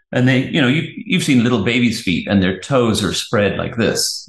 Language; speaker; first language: English; native; English